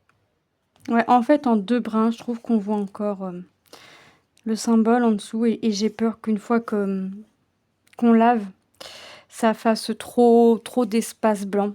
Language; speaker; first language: French; native; French